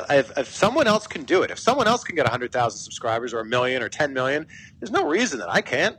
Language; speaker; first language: English; native; English